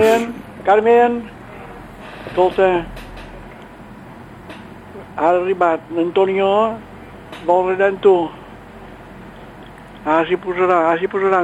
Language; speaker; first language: Catalan; native; Catalan